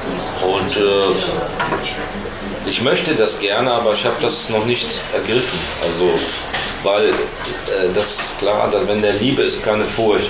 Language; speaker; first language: German; non-native, learner; Russian